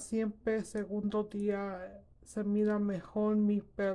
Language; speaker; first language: Spanish; early bilingual, heritage; Spanish